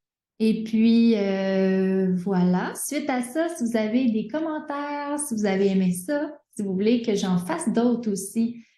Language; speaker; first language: French; native; French